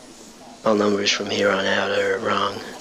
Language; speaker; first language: English; native; English